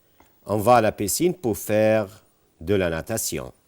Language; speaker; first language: French; non-native, fluent; Arabic